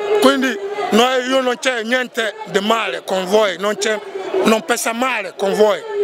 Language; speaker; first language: Italian; non-native, learner; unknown